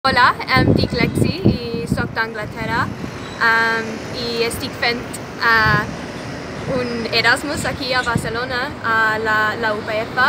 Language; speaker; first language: Catalan; non-native, fluent; English